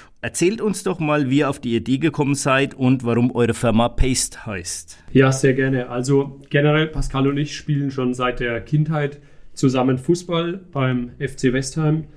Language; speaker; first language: German; native; German